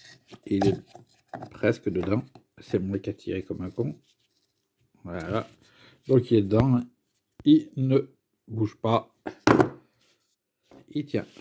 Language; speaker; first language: French; native; French